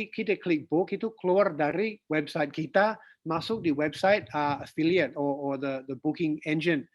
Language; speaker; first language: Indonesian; non-native, fluent; English